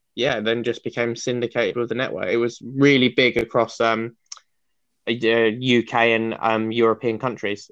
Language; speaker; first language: English; native; English